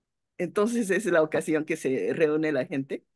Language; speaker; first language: Spanish; non-native, fluent; Japanese